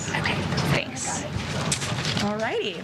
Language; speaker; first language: English; native; English